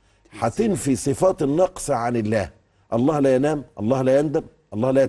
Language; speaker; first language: Arabic; native; Arabic